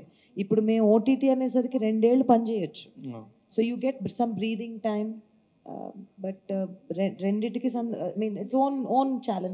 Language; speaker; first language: Telugu; native; Telugu